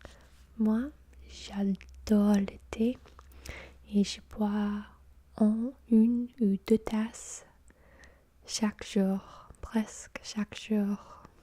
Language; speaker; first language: French; non-native, fluent; English